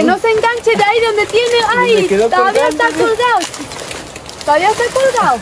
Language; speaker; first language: Spanish; non-native, learner; Portuguese